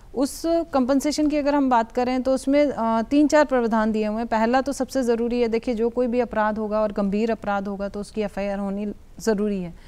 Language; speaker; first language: Hindi; native; Hindi